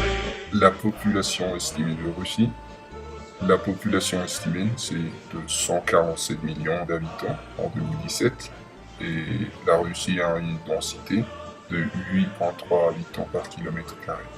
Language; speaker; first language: French; non-native, learner; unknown